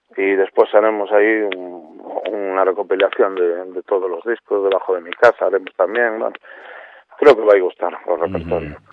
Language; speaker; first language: Spanish; non-native, local second language; Galician